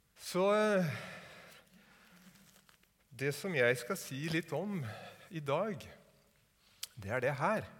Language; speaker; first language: Norwegian; native; Norwegian